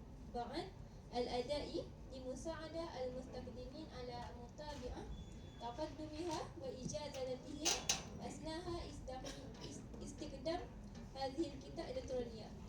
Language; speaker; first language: Arabic; non-native, learner; Malay